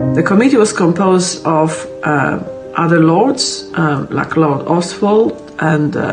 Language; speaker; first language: English; non-native, fluent; Polish